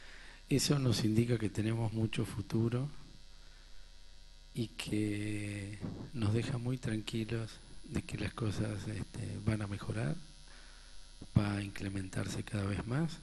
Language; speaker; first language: Spanish; native; Spanish